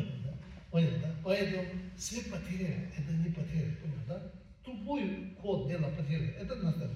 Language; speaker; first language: Russian; non-native, learner; Tibetan